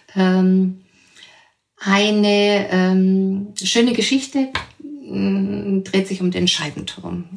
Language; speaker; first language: German; native; German